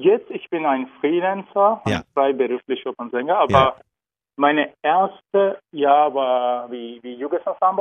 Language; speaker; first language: German; non-native, learner; Turkish